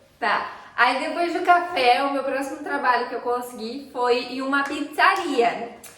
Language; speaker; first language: Portuguese; native; Portuguese